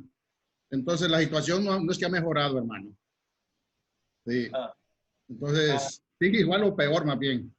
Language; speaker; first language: Spanish; native; Spanish